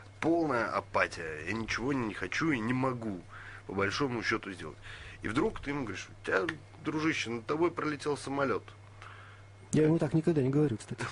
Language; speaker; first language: Russian; native; Russian